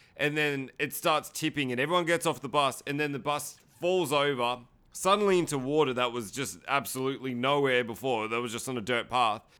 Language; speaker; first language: English; native; English